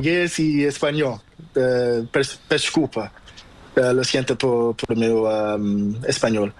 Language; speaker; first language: Spanish; non-native, learner; Portuguese